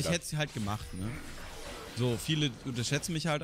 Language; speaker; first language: German; native; German